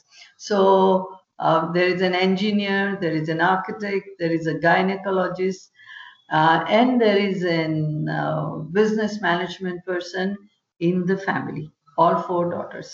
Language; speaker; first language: English; non-native, local second language; Gujarati